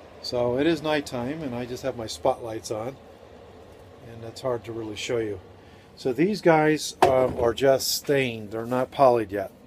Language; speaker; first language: English; native; English